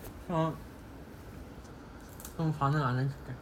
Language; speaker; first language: Korean; non-native, fluent; Chinese